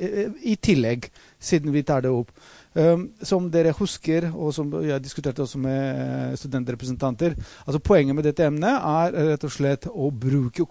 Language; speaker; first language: Norwegian; non-native, fluent; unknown